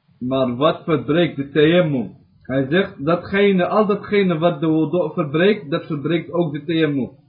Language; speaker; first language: Dutch; early bilingual, other home language; Arabic